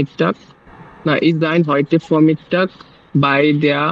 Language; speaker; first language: German; non-native, learner; Bangla